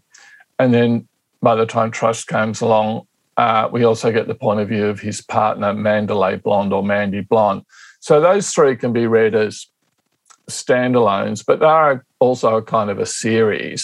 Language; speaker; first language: English; native; English